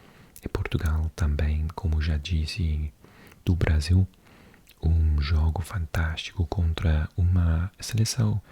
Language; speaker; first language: Portuguese; non-native, learner; English